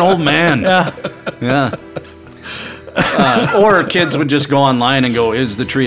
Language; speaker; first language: English; native; English